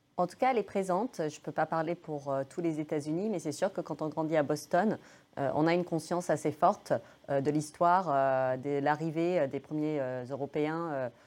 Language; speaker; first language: French; early bilingual, other home language; English